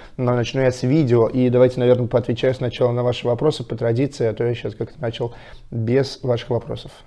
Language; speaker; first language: Russian; native; Russian